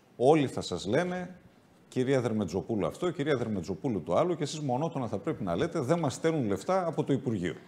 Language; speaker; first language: Greek; native; Greek